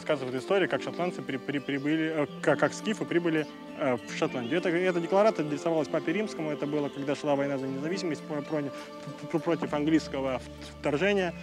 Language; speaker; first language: Russian; non-native, fluent; English